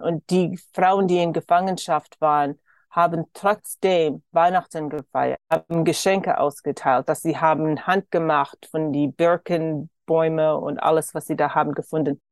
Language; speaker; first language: German; early bilingual, heritage; German